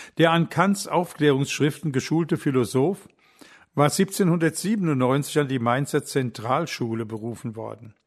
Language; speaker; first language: German; native; German